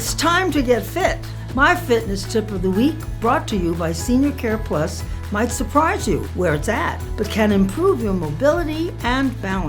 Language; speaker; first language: English; native; English